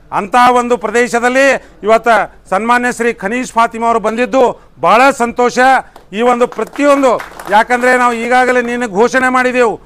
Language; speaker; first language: Kannada; native; Kannada